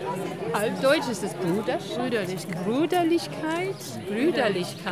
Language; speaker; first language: German; non-native, learner; English